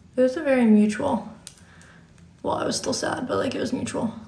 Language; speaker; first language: English; native; English